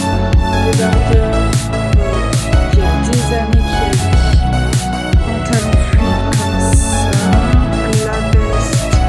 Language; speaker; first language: French; native; French